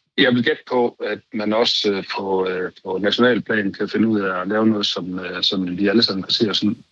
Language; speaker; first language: Danish; native; Danish